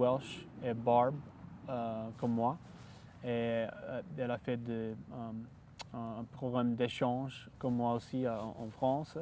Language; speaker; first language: French; non-native, local second language; English